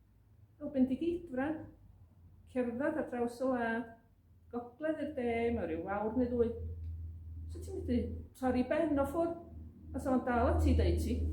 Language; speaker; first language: Welsh; native; Welsh